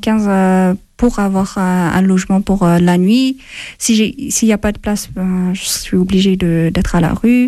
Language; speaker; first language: French; non-native, fluent; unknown